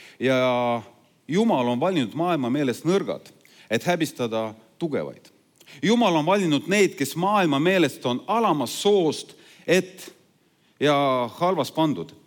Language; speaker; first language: Estonian; non-native, local second language; Russian